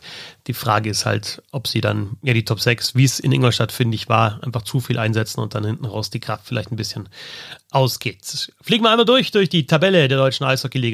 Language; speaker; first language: German; native; German